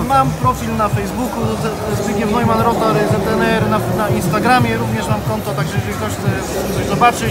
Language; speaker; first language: Polish; native; Polish